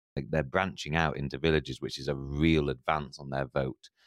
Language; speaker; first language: English; native; English